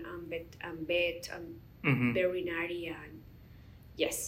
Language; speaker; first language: English; non-native, learner; Spanish